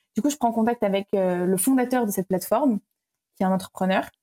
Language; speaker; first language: French; early bilingual, other home language; Romanian